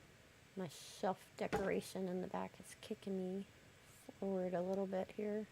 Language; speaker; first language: English; native; English